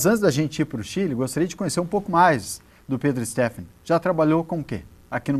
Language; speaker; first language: Portuguese; native; Portuguese